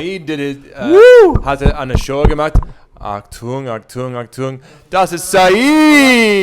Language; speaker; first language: German; non-native, learner; English